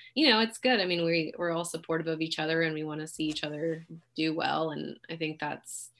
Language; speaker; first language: English; native; English